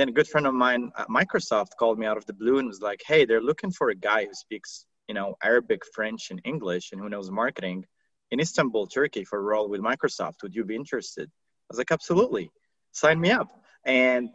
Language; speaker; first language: English; non-native, fluent; Arabic